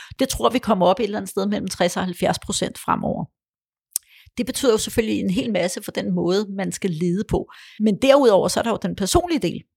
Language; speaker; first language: Danish; early bilingual, other home language; Polish